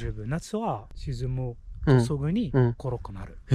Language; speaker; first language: Japanese; non-native, learner; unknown